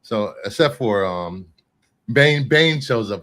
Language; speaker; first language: English; native; English